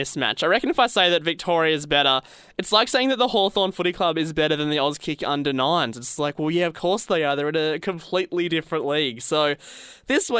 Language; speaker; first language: English; native; English